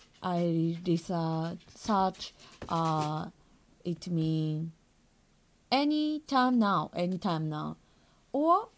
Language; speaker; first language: English; non-native, learner; Japanese